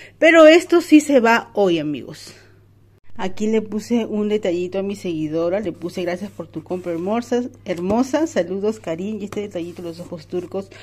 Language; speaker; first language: Spanish; native; Spanish